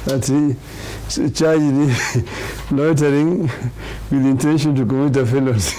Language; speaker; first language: English; non-native, local second language; Swahili